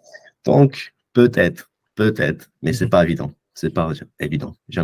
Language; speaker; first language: French; non-native, fluent; English